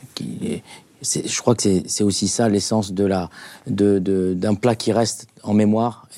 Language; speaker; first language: French; non-native, local second language; Arabic